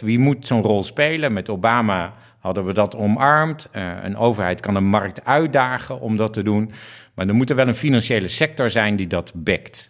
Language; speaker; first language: Dutch; native; Dutch